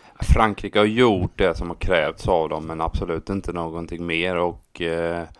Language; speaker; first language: Swedish; native; Swedish